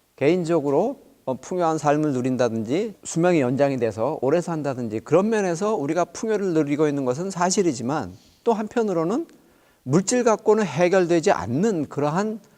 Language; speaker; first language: Korean; native; Korean